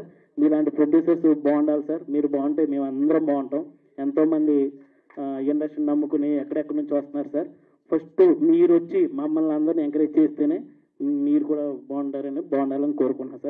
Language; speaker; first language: Telugu; native; Telugu